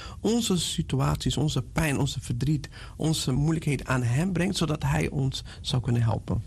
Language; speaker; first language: Dutch; non-native, fluent; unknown